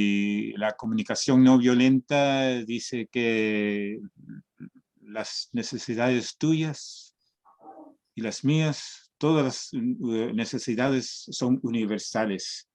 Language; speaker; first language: Spanish; early bilingual, heritage; Spanish